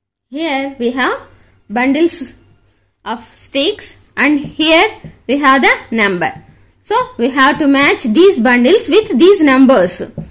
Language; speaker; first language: English; non-native, local second language; Telugu